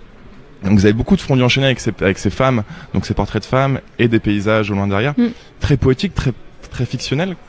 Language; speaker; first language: French; native; French